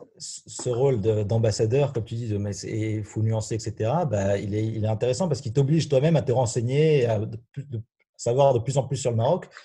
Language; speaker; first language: French; non-native, local second language; Arabic